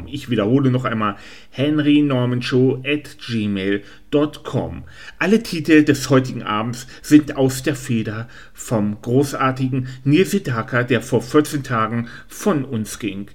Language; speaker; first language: German; native; German